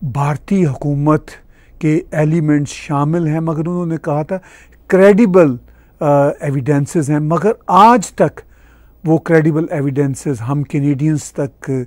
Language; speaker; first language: Urdu; non-native, local second language; Punjabi